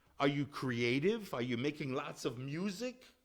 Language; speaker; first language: English; native; English